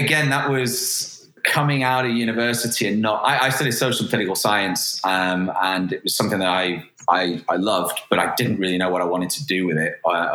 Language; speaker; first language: English; native; English